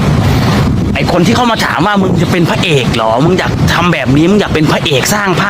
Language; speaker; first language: Thai; native; Thai